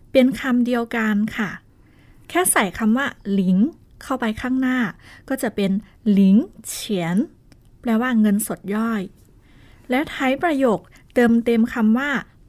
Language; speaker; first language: Thai; non-native, fluent; Chinese